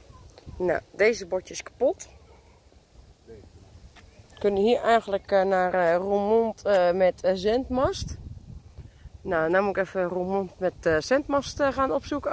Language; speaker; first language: Dutch; native; Dutch